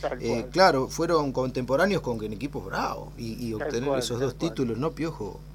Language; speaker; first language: Spanish; native; Spanish